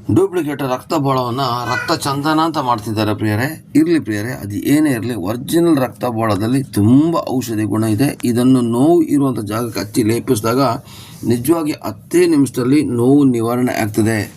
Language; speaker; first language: Kannada; non-native, local second language; Kodava